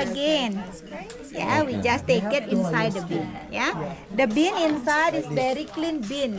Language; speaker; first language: English; non-native, learner; Balinese